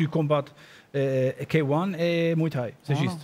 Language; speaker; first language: French; non-native, learner; German